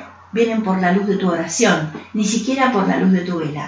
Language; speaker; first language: Spanish; native; Spanish